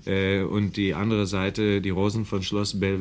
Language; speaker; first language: German; native; German